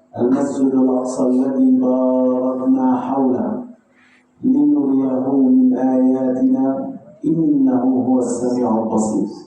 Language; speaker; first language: Malay; non-native, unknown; Arabic